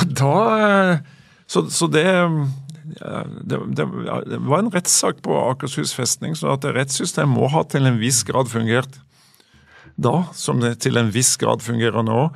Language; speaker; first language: Norwegian; native; Norwegian